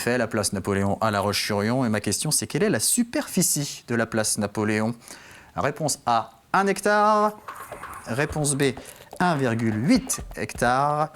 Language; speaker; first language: French; native; French